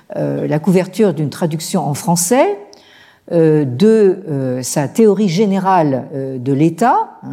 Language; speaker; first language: French; native; French